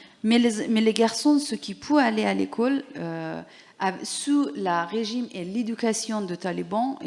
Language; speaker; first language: French; non-native, learner; Persian